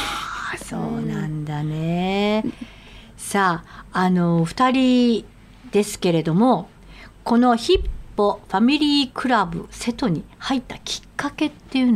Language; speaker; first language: Japanese; native; Japanese